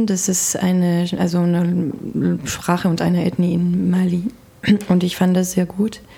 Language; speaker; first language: German; non-native, fluent; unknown